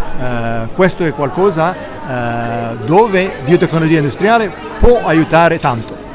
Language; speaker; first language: Italian; non-native, learner; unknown